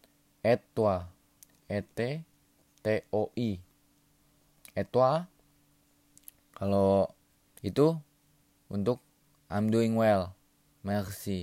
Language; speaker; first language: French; non-native, learner; Indonesian